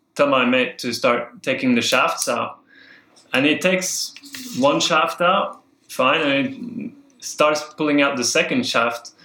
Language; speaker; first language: English; non-native, fluent; Norwegian